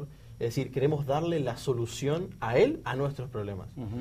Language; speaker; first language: Spanish; native; Spanish